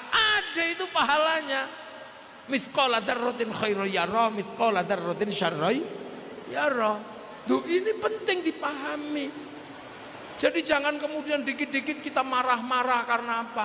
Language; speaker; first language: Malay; non-native, local second language; Javanese